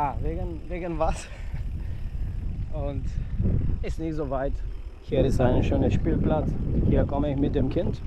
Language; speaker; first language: German; non-native, fluent; Polish